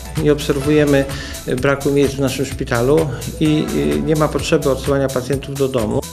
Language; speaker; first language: Polish; native; Polish